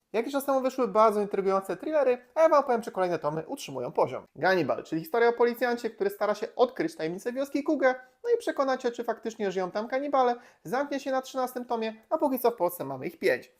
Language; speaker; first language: Polish; native; Polish